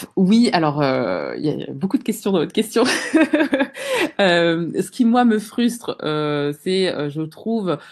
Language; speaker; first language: French; native; French